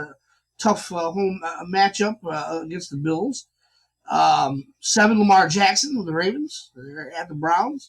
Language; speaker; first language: English; native; English